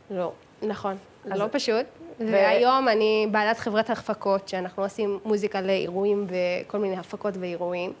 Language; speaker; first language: Hebrew; non-native, fluent; English